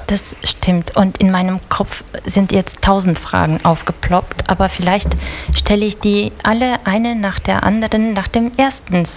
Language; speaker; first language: German; early bilingual, other home language; Bulgarian